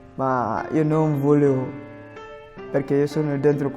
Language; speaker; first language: Italian; non-native, learner; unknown